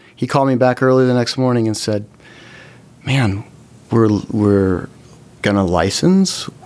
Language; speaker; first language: English; native; English